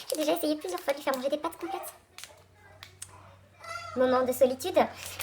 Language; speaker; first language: French; native; French